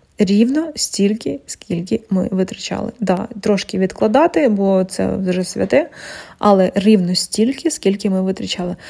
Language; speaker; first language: Ukrainian; non-native, local second language; Russian